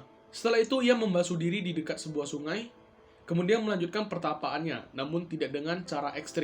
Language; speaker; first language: Indonesian; native; Indonesian